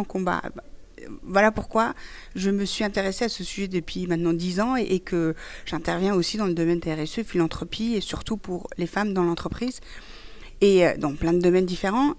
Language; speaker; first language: French; early bilingual, other home language; Persian